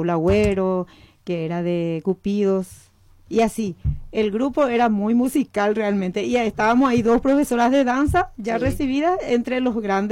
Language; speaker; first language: Spanish; native; Spanish